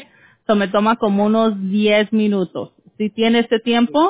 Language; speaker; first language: Spanish; early bilingual, heritage; Spanish